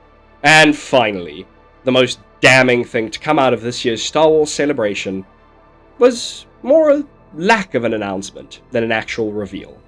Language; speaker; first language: English; native; English